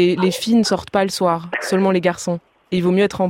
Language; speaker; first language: French; native; French